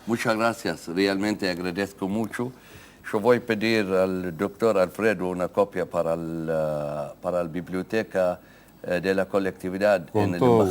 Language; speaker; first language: Spanish; non-native, fluent; Arabic